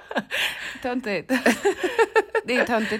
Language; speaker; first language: Swedish; native; Swedish